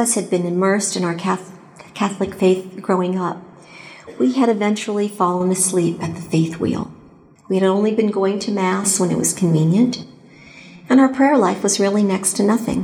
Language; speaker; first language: English; native; English